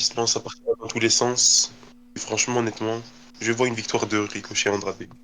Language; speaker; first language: French; native; French